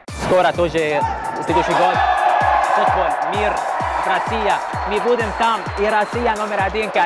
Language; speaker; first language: Russian; non-native, learner; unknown